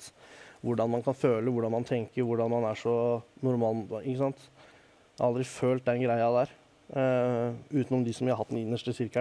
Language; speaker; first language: Norwegian; native; Norwegian